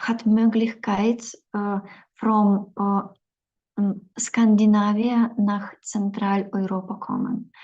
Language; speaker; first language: German; non-native, fluent; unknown